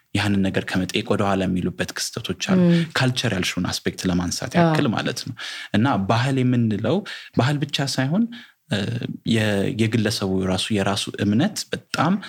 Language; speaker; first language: Amharic; native; Amharic